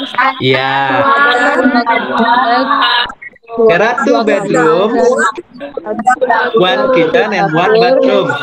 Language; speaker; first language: English; non-native, fluent; Indonesian